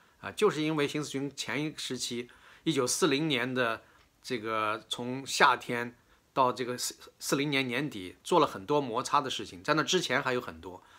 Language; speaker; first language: Chinese; native; Chinese